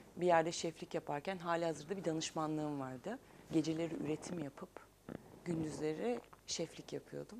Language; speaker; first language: Turkish; native; Turkish